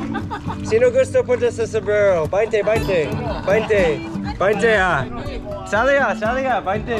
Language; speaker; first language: Filipino; non-native, learner; English